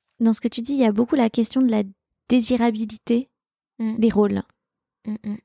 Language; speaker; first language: French; native; French